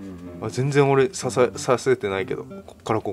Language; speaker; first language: Japanese; native; Japanese